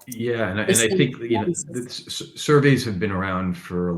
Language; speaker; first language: English; native; English